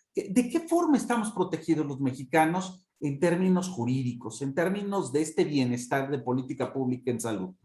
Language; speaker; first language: Spanish; native; Spanish